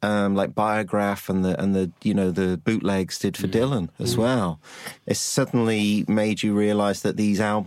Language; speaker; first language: English; native; English